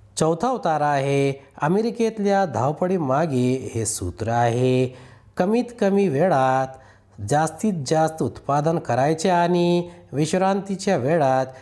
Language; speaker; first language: Marathi; non-native, local second language; Urdu